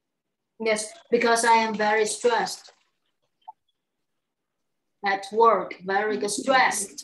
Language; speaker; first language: English; non-native, fluent; Vietnamese